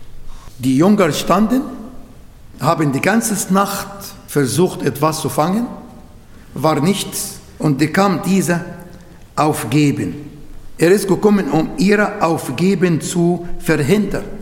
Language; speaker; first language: German; non-native, learner; Arabic